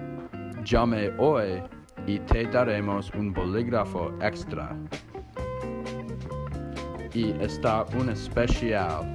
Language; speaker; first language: Spanish; non-native, learner; English